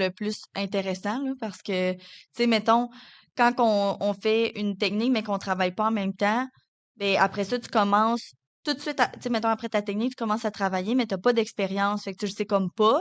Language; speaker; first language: French; native; French